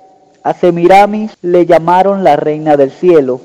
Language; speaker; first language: Spanish; native; Spanish